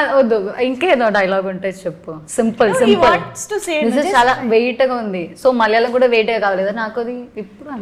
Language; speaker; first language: Telugu; non-native, learner; Malayalam